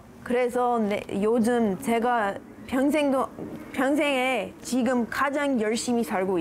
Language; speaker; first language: Korean; non-native, learner; English